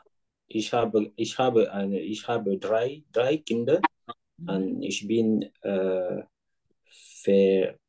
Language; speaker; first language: German; non-native, learner; Basaa